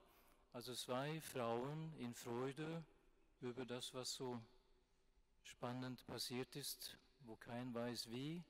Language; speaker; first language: German; non-native, fluent; Swedish